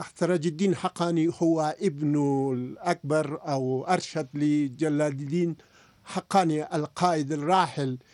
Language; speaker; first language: Arabic; non-native, fluent; Persian